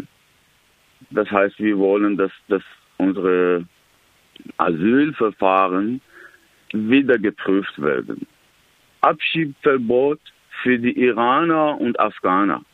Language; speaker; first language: German; non-native, learner; Persian